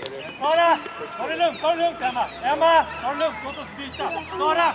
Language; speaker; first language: Swedish; native; Swedish